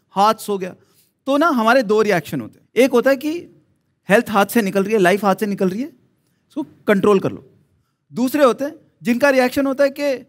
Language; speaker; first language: Hindi; native; Hindi